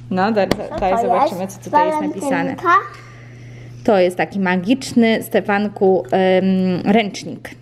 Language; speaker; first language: Polish; native; Polish